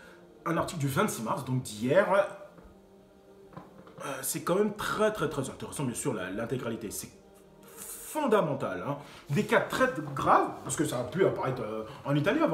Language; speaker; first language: French; native; French